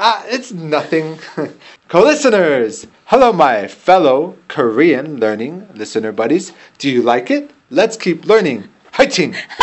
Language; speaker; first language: English; native; English